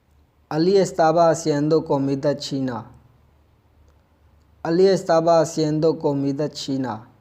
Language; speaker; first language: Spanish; non-native, fluent; Urdu